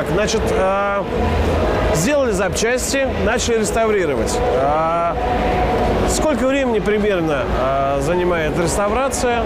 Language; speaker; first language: Russian; native; Russian